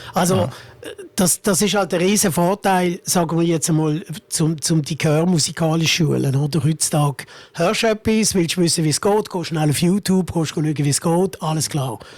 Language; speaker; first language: German; early bilingual, other home language; Italian